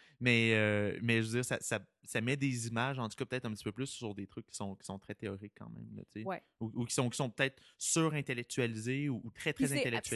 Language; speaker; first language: French; native; French